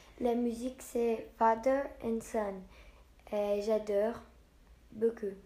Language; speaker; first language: French; non-native, learner; Portuguese